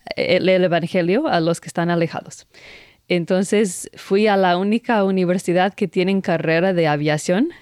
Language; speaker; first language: Spanish; non-native, fluent; English